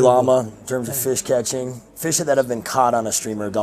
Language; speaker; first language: English; native; English